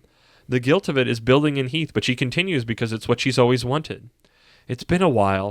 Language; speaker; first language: English; native; English